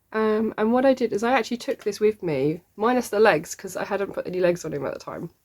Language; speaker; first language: English; native; English